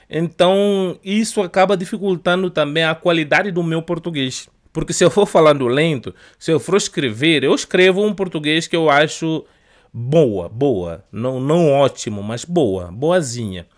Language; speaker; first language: Portuguese; non-native, fluent; Upper Guinea Crioulo